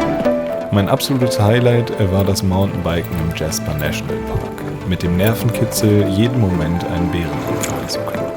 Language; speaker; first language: German; native; German